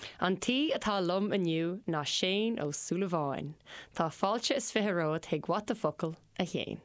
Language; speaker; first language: Irish; non-native, local second language; English